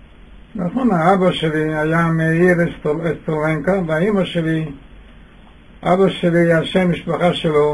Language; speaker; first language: Hebrew; non-native, fluent; Yiddish